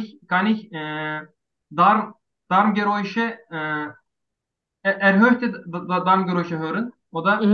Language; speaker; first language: German; non-native, learner; Turkish